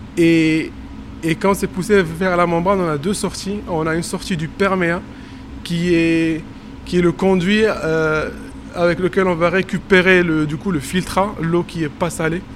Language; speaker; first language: French; non-native, local second language; Arabic